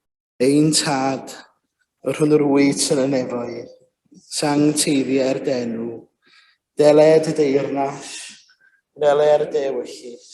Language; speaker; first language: Welsh; native; Welsh